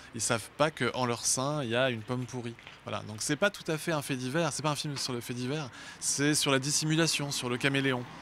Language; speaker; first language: French; native; French